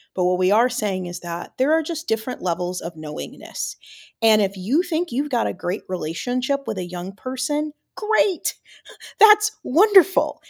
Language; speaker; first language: English; native; English